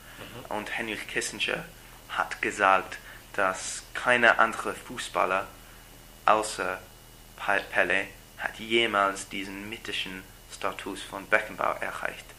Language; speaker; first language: German; non-native, learner; English